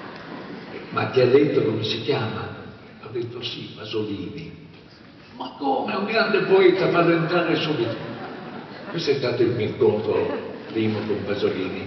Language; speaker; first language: Italian; native; Italian